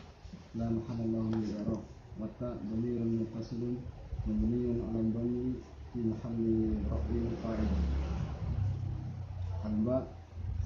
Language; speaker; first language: Arabic; non-native, learner; Indonesian